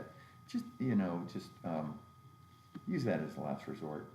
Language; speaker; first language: English; native; English